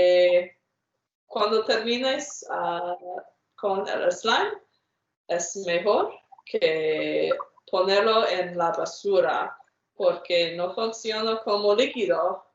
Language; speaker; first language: Spanish; non-native, fluent; English